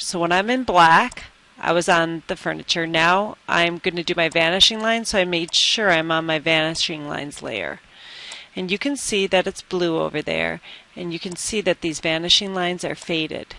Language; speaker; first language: English; native; English